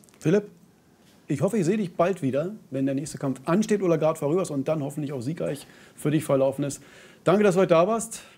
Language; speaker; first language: German; native; German